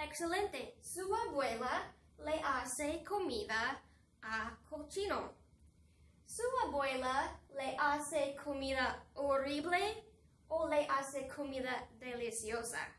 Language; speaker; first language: Spanish; non-native, fluent; English